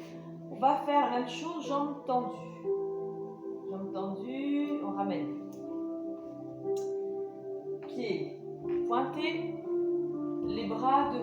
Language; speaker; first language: French; native; French